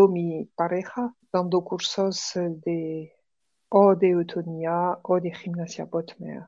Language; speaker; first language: Spanish; non-native, fluent; French